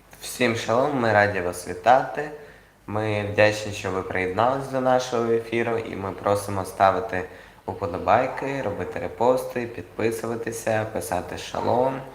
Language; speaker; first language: Ukrainian; non-native, local second language; Russian